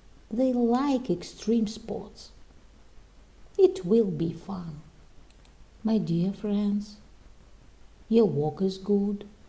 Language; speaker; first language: English; non-native, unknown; Russian